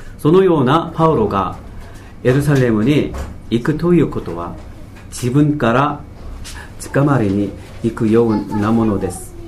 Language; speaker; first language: Japanese; non-native, fluent; Korean